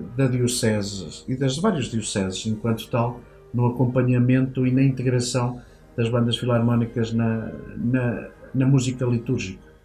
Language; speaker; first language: Portuguese; native; Portuguese